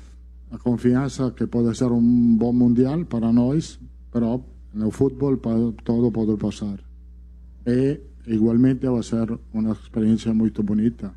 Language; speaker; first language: Portuguese; non-native, learner; Italian